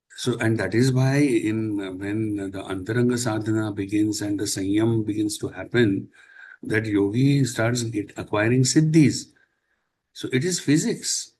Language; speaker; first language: English; non-native, local second language; Marathi